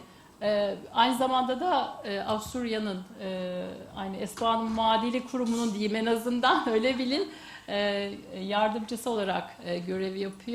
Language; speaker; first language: Turkish; native; Turkish